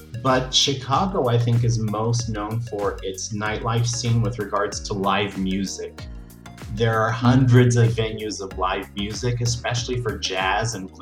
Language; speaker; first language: English; native; English